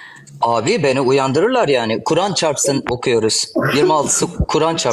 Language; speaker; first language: Turkish; native; Turkish